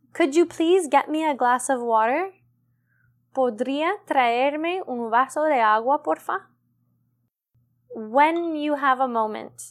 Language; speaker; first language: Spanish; non-native, learner; English